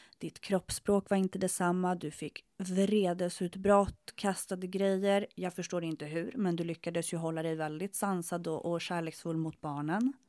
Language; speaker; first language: Swedish; early bilingual, other home language; Spanish